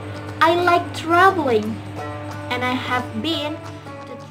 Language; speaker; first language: English; non-native, learner; Indonesian